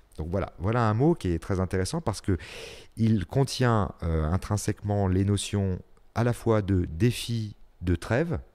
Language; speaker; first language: French; native; French